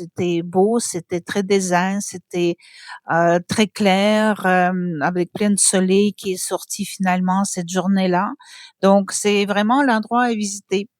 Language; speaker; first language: French; non-native, fluent; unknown